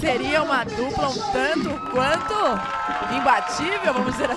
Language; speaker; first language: Portuguese; native; Portuguese